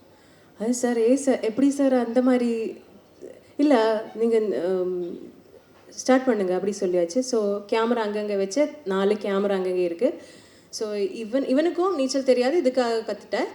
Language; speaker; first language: Tamil; non-native, learner; Malayalam